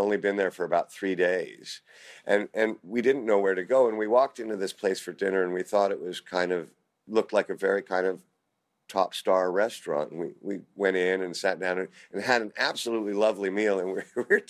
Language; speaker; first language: English; native; English